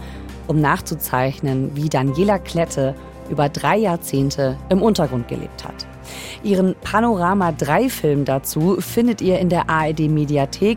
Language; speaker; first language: German; native; German